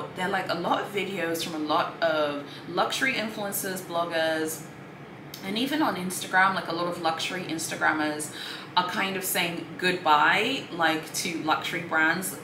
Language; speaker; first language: English; non-native, local second language; Swahili